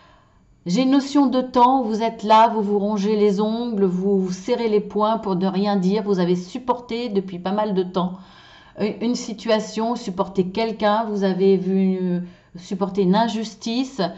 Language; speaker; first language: French; native; French